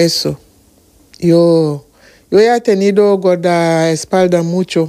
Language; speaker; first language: Spanish; non-native, learner; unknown